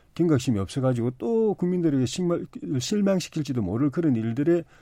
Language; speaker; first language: Korean; native; Korean